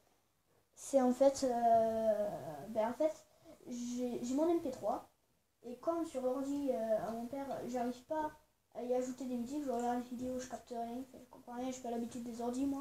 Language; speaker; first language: French; native; French